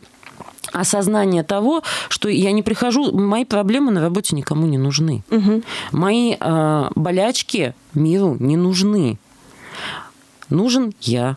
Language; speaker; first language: Russian; native; Russian